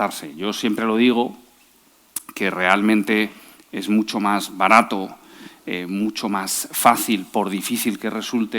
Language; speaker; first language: Spanish; native; Spanish